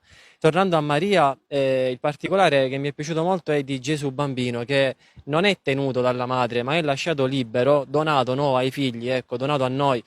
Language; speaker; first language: Italian; native; Italian